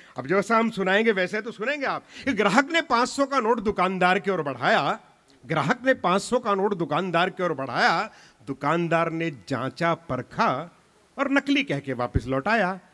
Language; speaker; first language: Hindi; non-native, local second language; Punjabi